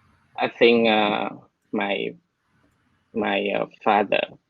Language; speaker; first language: English; non-native, learner; Vietnamese